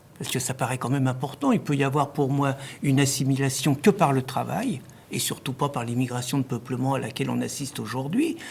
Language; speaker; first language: French; native; French